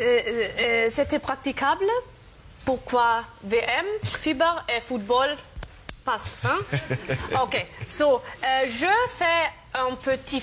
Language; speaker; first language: French; non-native, learner; German